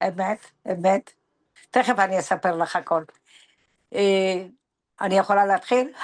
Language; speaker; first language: Hebrew; non-native, fluent; Persian